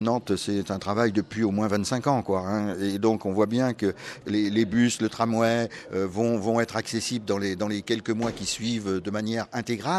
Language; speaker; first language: French; native; French